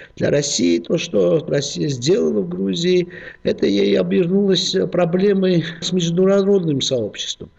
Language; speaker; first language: Russian; non-native, local second language; Georgian